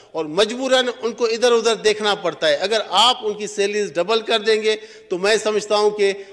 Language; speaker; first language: Urdu; non-native, local second language; Sindhi